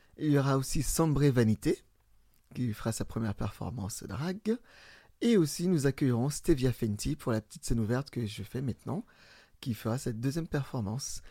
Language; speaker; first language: French; early bilingual, other home language; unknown